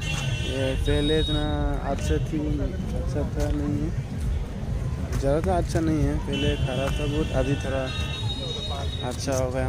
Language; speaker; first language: Hindi; non-native, local second language; Kok Borok